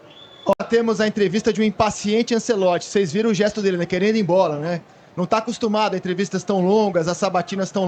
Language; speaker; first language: Portuguese; native; Portuguese